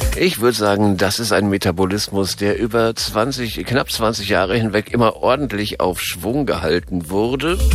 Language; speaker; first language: German; native; German